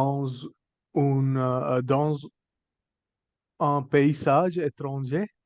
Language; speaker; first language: French; non-native, learner; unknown